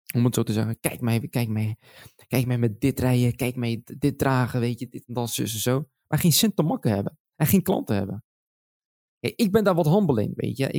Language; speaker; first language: Dutch; native; Dutch